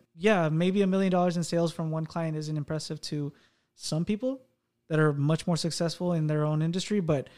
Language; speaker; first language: English; native; English